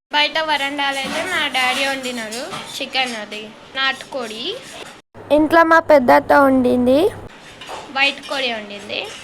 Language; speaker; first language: Telugu; non-native, local second language; Tamil